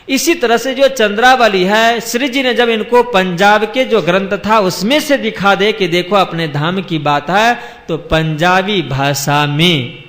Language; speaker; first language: Hindi; non-native, local second language; Gujarati